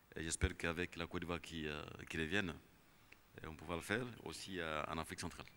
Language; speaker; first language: French; non-native, local second language; Kinyarwanda